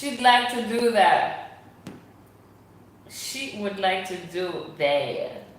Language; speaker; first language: English; non-native, local second language; French